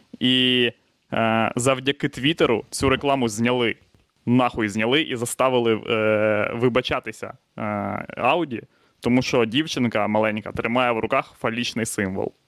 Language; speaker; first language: Ukrainian; non-native, local second language; Russian